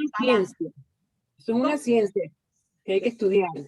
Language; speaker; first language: Spanish; native; Spanish